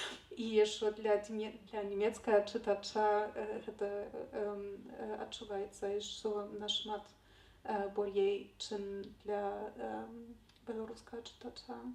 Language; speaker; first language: Polish; non-native, learner; Belarusian